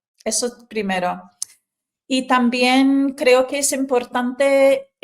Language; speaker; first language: Spanish; non-native, fluent; English